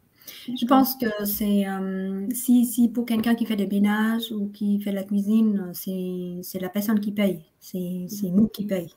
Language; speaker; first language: French; non-native, fluent; Vietnamese